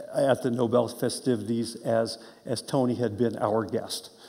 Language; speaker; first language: English; native; English